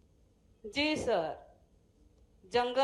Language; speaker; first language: Hindi; non-native, local second language; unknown